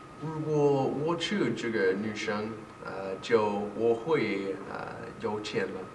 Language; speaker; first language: Chinese; non-native, learner; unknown